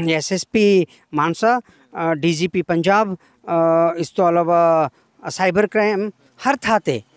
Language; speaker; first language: Punjabi; non-native, local second language; Kannada